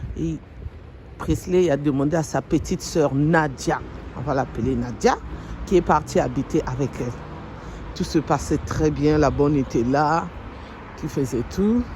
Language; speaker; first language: French; non-native, local second language; Lingala